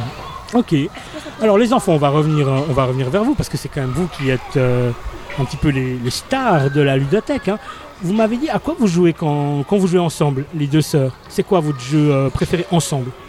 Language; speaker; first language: French; native; French